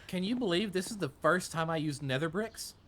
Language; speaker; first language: English; native; English